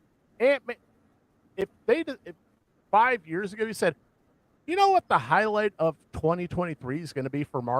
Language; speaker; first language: English; native; English